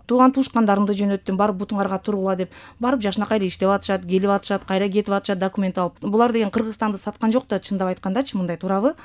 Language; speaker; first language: Kyrgyz; native; Kyrgyz